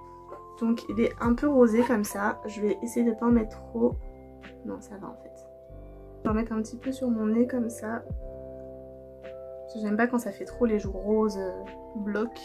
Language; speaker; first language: French; native; French